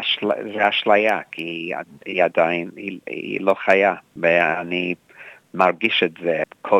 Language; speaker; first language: Hebrew; non-native, fluent; English